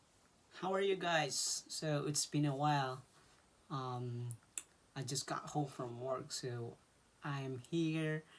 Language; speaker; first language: English; non-native, fluent; Filipino